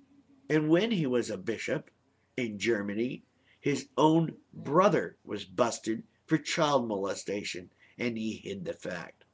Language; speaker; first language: English; native; English